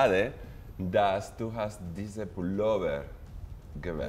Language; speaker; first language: German; non-native, fluent; Spanish